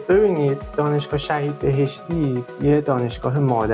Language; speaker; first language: Persian; native; Persian